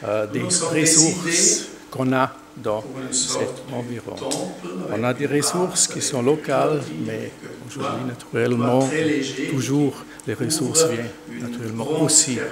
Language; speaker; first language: French; non-native, learner; German